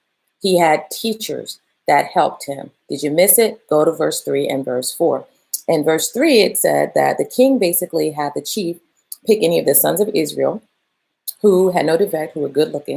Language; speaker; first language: English; native; English